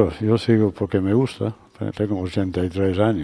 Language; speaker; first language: Spanish; non-native, fluent; English